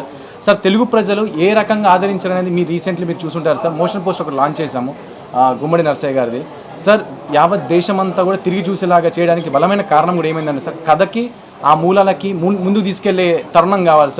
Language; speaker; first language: Telugu; native; Telugu